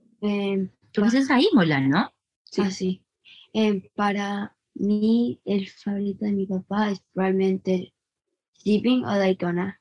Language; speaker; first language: Spanish; early bilingual, heritage; Spanish